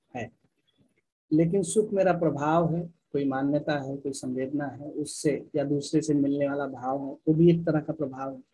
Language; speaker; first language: Hindi; native; Hindi